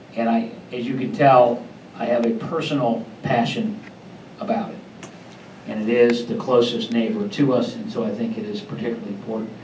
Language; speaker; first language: English; native; English